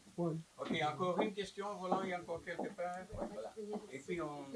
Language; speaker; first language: French; non-native, local second language; Dutch